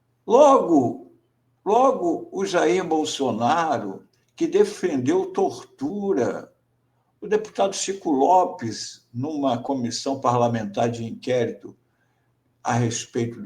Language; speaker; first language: Portuguese; native; Portuguese